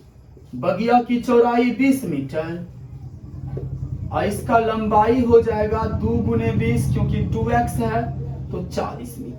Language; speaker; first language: Hindi; native; Hindi